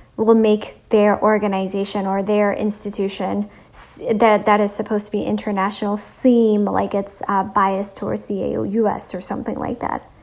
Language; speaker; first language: English; early bilingual, other home language; Amharic